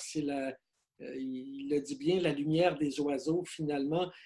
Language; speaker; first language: French; native; French